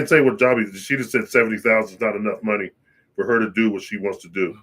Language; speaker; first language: English; native; English